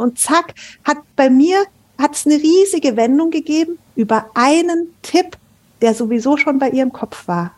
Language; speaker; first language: German; native; German